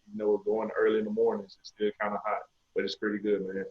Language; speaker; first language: English; native; English